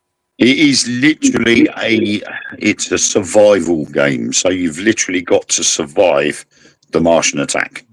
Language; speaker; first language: English; native; English